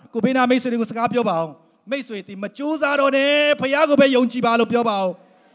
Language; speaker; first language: Burmese; non-native, local second language; Hakha Chin